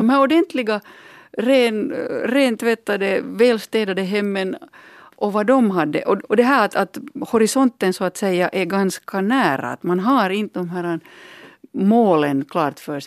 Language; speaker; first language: Swedish; native; Swedish